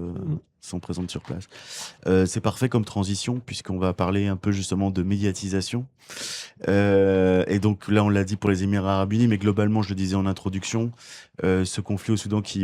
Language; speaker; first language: French; native; French